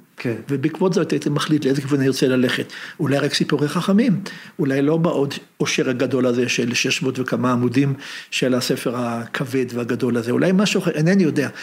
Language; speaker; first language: Hebrew; native; Hebrew